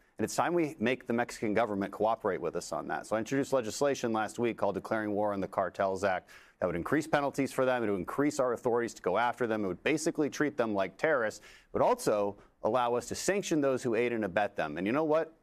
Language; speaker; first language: English; native; English